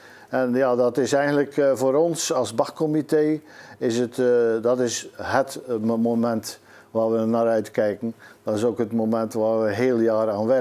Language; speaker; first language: Dutch; native; Dutch